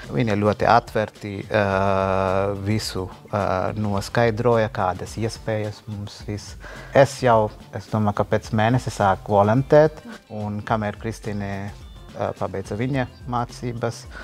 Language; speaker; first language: Latvian; non-native, learner; Sinhala